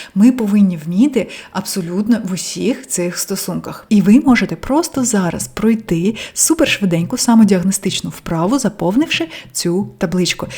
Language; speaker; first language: Ukrainian; non-native, local second language; Russian